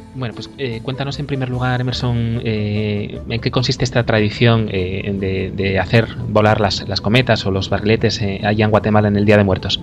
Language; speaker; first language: Spanish; native; Spanish